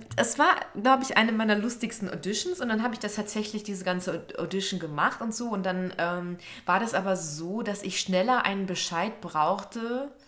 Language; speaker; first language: German; native; German